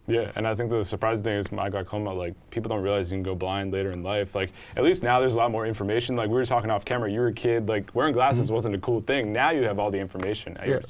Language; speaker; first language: English; native; English